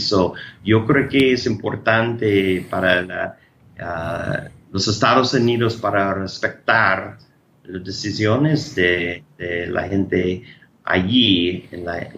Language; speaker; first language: Spanish; non-native, learner; English